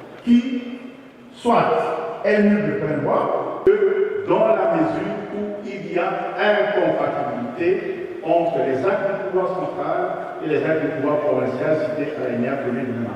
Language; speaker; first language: French; native; French